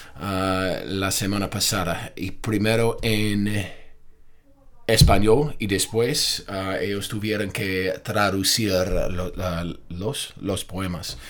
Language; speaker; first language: Spanish; non-native, fluent; English